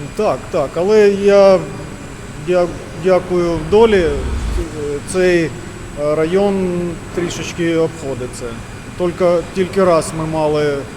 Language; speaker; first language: Ukrainian; non-native, local second language; Russian